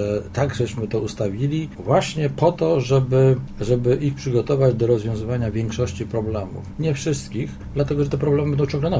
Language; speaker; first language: Polish; native; Polish